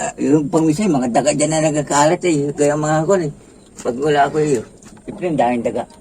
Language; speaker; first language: Filipino; native; Filipino